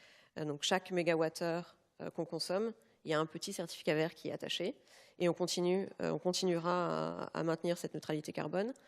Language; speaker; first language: French; native; French